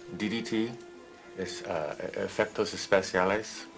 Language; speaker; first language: Spanish; non-native, learner; English